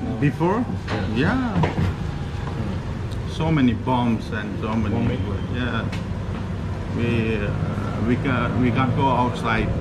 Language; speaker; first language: English; non-native, learner; Tamil